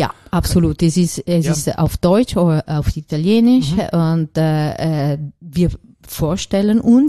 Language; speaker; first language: German; non-native, learner; Italian